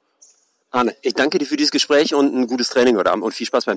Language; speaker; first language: German; native; German